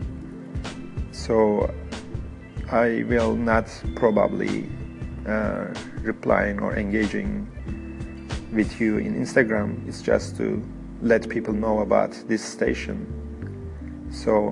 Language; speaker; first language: English; non-native, fluent; Turkish